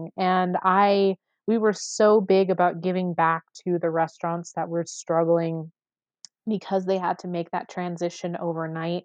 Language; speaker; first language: English; native; English